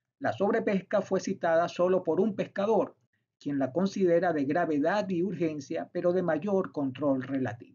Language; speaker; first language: Spanish; native; Spanish